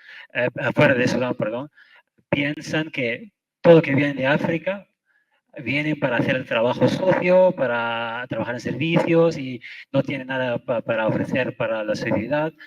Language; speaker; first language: Spanish; non-native, fluent; Arabic